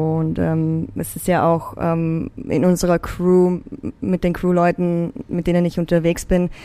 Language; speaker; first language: German; native; German